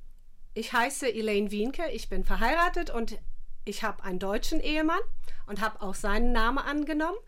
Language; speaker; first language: German; non-native, fluent; English